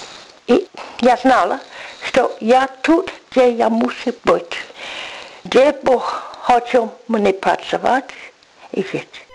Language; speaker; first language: Ukrainian; early bilingual, heritage; English